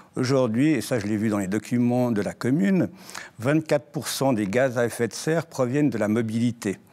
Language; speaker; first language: French; native; French